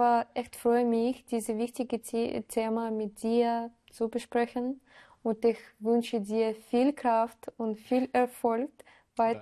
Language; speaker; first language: German; non-native, learner; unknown